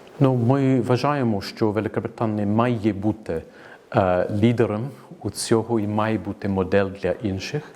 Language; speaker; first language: Ukrainian; non-native, fluent; English